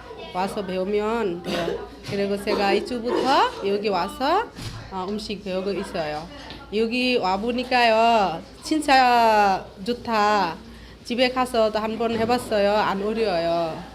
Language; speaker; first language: Korean; non-native, learner; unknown